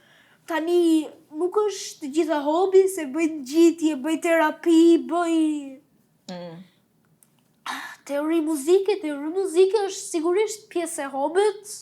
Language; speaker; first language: Albanian; early bilingual, heritage; Albanian